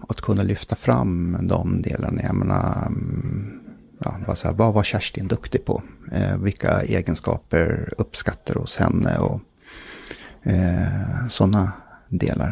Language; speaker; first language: Swedish; native; Swedish